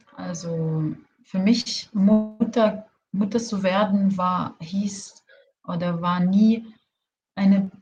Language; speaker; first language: German; non-native, fluent; Portuguese